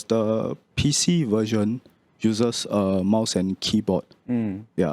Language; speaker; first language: English; non-native, local second language; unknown